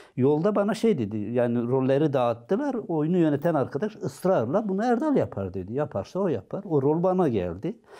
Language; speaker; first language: Turkish; non-native, local second language; Zaza